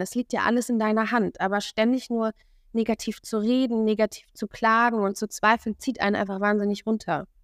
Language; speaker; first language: German; native; German